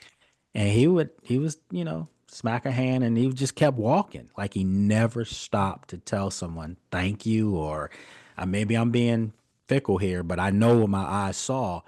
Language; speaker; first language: English; native; English